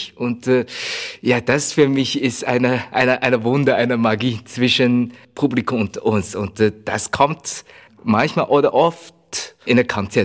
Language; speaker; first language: German; non-native, learner; Chinese